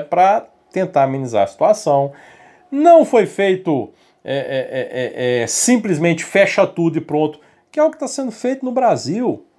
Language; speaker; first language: Portuguese; native; Portuguese